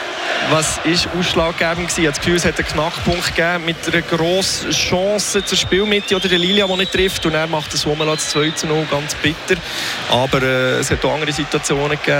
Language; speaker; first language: German; native; German